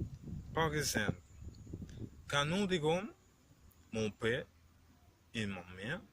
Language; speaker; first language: French; non-native, learner; Spanish